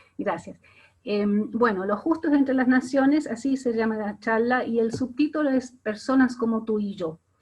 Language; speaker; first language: Spanish; non-native, fluent; German